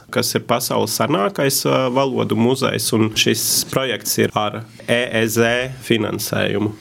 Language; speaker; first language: Latvian; non-native, fluent; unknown